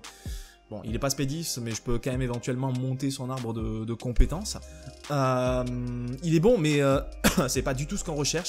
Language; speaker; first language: French; native; French